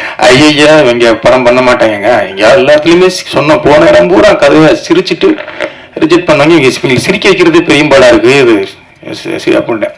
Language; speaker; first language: Tamil; native; Tamil